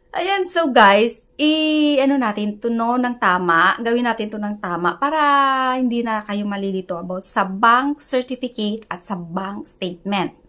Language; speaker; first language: Filipino; non-native, local second language; Hiligaynon